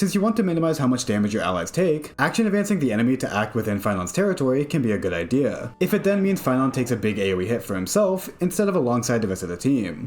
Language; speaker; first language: English; native; English